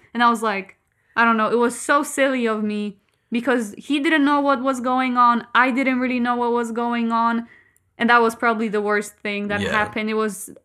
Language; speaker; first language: English; non-native, fluent; Polish